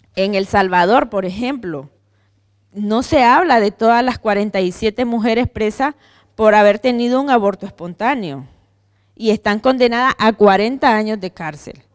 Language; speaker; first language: Spanish; native; Spanish